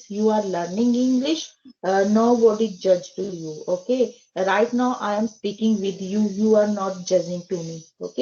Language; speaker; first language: English; non-native, learner; Hindi